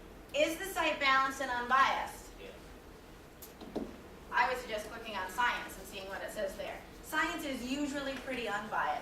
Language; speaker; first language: English; native; English